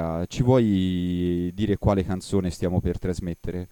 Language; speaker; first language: Italian; native; Italian